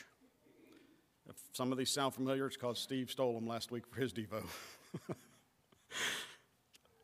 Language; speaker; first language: English; native; English